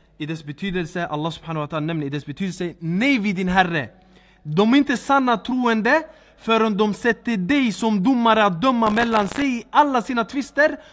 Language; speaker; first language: Swedish; early bilingual, other home language; Arabic